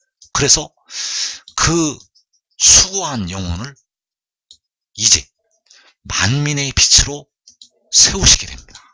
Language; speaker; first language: Korean; native; Korean